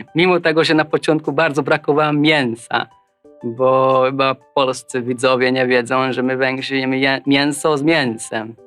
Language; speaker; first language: Polish; non-native, fluent; Hungarian